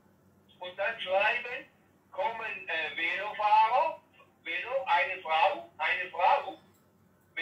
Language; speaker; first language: German; non-native, learner; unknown